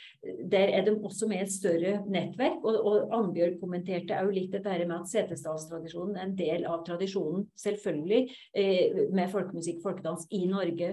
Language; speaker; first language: Norwegian; native; Norwegian